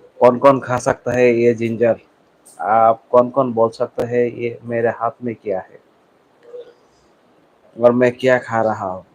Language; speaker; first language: Hindi; non-native, learner; Bangla